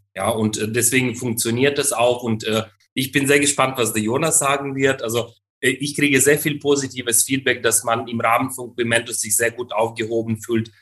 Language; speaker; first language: German; non-native, fluent; Ukrainian